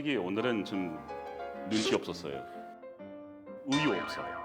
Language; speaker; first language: Korean; non-native, fluent; English